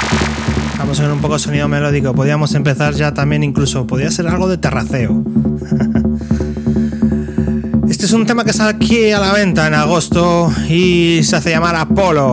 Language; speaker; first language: Spanish; native; Spanish